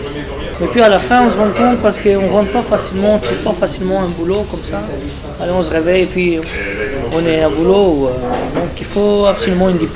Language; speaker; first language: French; early bilingual, other home language; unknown